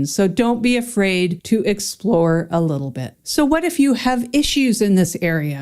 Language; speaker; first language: English; native; English